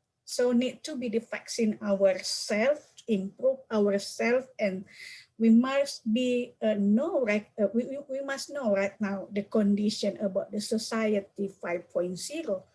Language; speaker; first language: English; non-native, learner; Indonesian